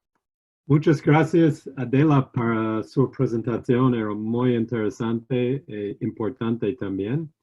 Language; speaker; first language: Spanish; non-native, learner; English